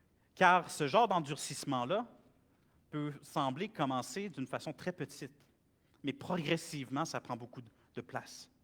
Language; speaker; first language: French; native; French